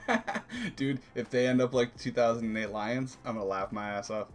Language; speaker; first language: English; native; English